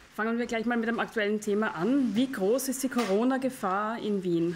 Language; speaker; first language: German; native; German